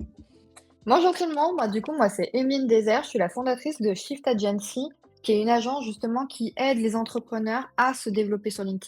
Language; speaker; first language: French; native; French